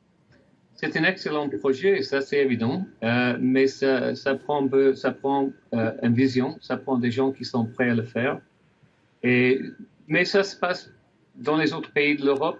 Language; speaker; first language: French; non-native, fluent; English